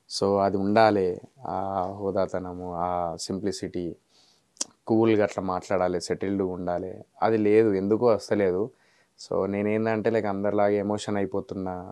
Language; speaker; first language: Telugu; native; Telugu